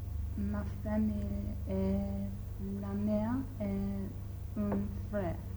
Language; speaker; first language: French; non-native, learner; English